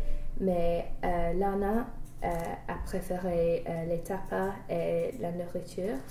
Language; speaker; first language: French; non-native, learner; English